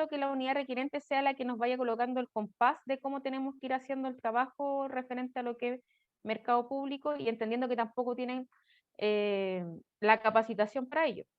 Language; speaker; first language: Spanish; native; Spanish